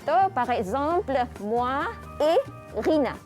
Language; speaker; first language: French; non-native, fluent; Malay